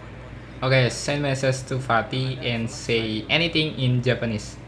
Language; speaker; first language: English; non-native, learner; Indonesian